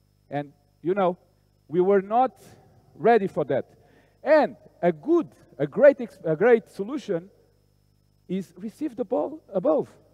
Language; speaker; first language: English; non-native, fluent; Portuguese